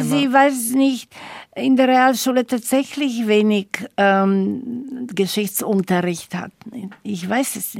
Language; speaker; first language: German; non-native, fluent; Slovak